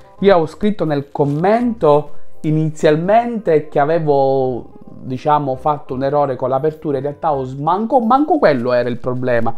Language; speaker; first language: Italian; native; Italian